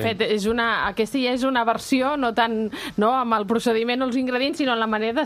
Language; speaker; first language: Catalan; native; Catalan